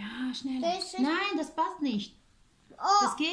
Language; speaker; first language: German; non-native, fluent; Ukrainian